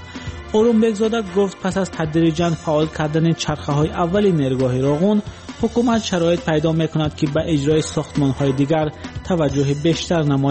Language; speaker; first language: Persian; native; Persian